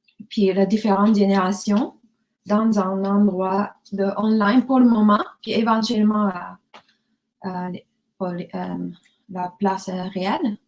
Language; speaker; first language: French; non-native, learner; Japanese